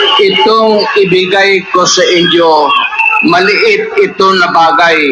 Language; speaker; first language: Filipino; non-native, local second language; Cebuano